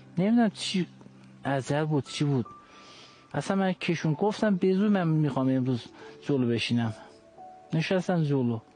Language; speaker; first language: Persian; non-native, local second language; Azerbaijani